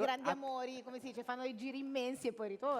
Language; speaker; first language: Italian; native; Italian